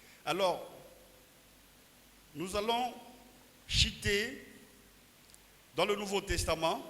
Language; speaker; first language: French; non-native, local second language; Lingala